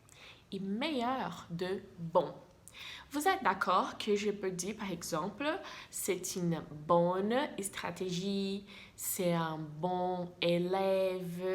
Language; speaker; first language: French; non-native, fluent; Portuguese